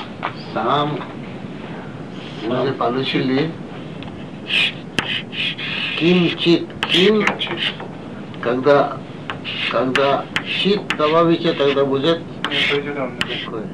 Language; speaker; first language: Russian; non-native, learner; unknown